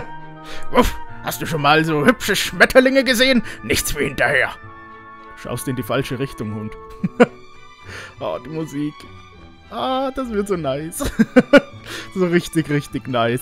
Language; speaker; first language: German; native; German